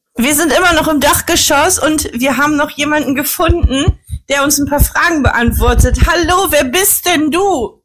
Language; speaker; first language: German; native; German